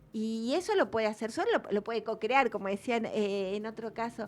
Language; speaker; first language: Spanish; native; Spanish